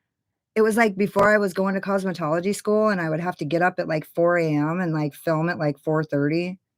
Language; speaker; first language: English; native; English